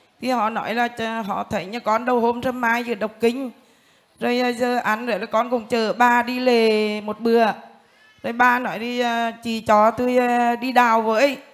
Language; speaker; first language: Vietnamese; native; Vietnamese